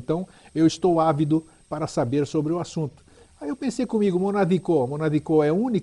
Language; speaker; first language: Portuguese; native; Portuguese